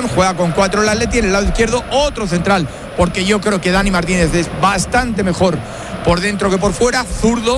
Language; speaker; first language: Spanish; native; Spanish